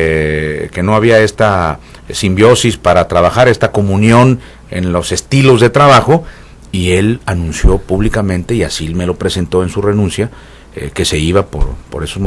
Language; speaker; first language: Spanish; native; Spanish